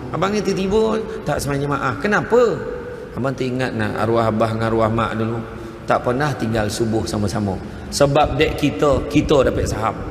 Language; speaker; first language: Malay; native; Malay